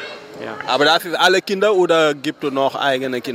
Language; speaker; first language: German; non-native, learner; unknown